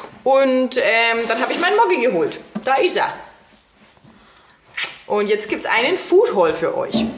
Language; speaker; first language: German; native; German